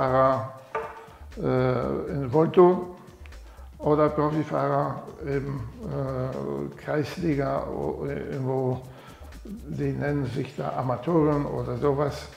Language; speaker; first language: German; non-native, fluent; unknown